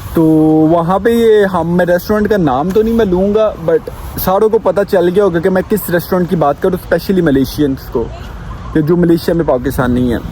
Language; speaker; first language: Urdu; non-native, local second language; Punjabi